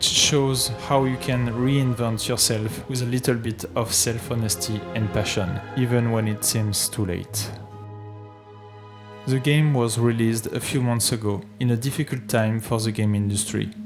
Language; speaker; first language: English; non-native, fluent; French